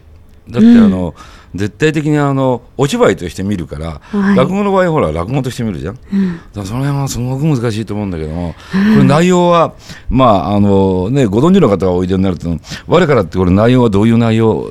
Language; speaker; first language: Japanese; native; Japanese